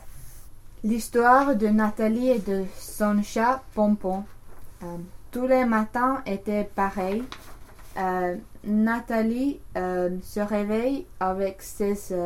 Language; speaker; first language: French; non-native, learner; English